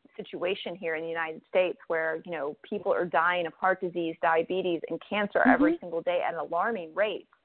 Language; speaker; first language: English; native; English